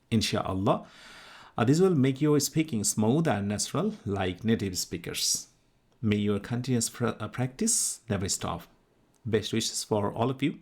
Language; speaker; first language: English; non-native, local second language; Bangla